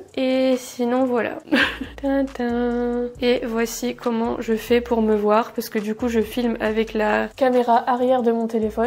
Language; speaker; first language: French; native; French